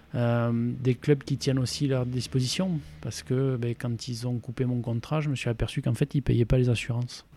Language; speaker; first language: French; native; French